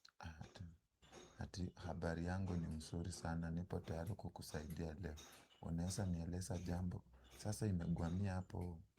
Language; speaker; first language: Swahili; native; Swahili